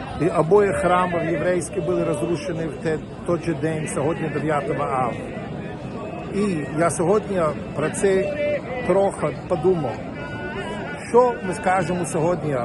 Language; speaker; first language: Ukrainian; non-native, learner; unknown